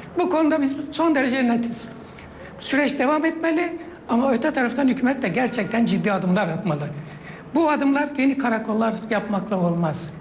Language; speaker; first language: Turkish; non-native, local second language; Kurdish